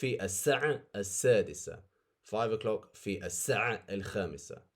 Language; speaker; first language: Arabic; non-native, fluent; English